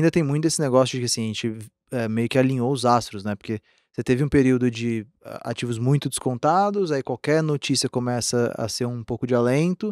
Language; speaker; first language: Portuguese; native; Portuguese